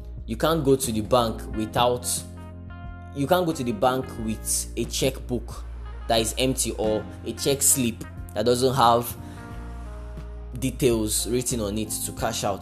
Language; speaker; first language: English; non-native, local second language; Igbo